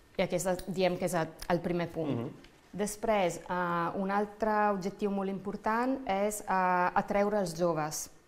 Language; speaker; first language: Catalan; non-native, fluent; Italian